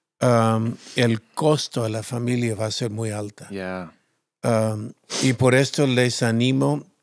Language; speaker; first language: Spanish; non-native, fluent; English